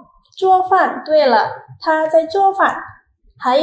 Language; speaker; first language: Chinese; non-native, fluent; Indonesian